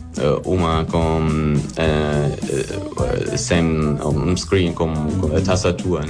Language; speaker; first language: Portuguese; non-native, learner; German